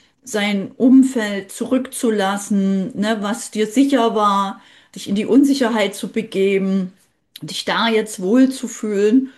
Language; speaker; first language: German; native; German